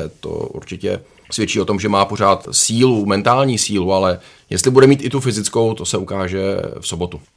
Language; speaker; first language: Czech; native; Czech